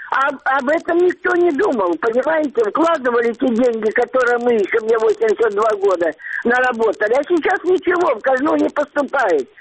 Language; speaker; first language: Russian; native; Russian